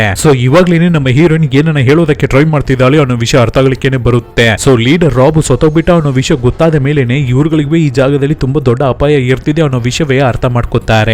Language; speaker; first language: Kannada; native; Kannada